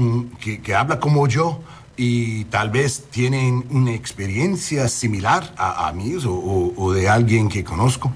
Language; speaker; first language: Spanish; early bilingual, heritage; Spanish